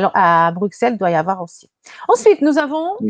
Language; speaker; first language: French; non-native, fluent; Portuguese